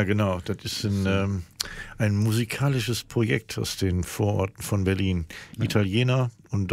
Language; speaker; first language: German; non-native, fluent; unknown